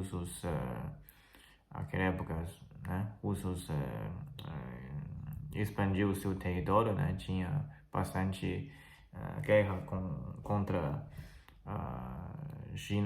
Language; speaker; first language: Portuguese; non-native, fluent; Chinese